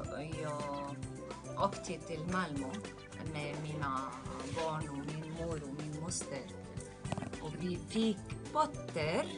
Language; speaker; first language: Swedish; non-native, learner; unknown